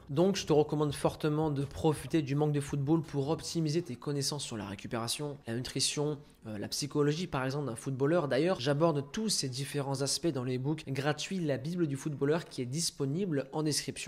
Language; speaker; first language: French; native; French